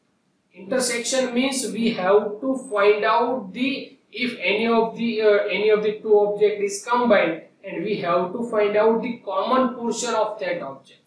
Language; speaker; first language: English; non-native, local second language; Gujarati